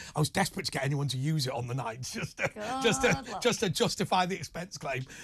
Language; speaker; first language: English; native; English